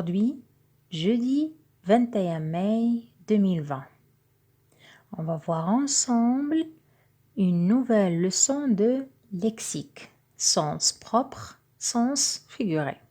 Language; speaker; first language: French; non-native, local second language; Arabic